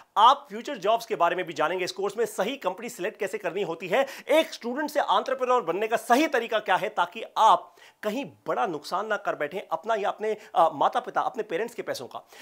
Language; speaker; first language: Hindi; native; Hindi